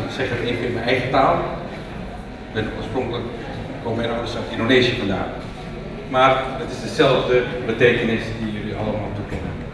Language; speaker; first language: Dutch; early bilingual, other home language; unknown